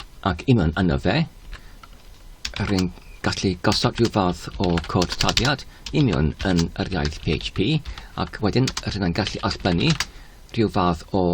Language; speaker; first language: Welsh; non-native, learner; Polish